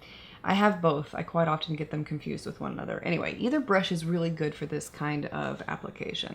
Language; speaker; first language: English; native; English